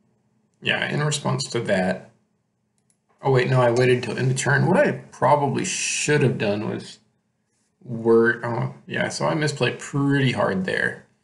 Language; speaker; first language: English; native; English